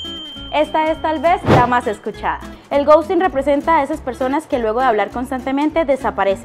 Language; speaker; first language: Spanish; native; Spanish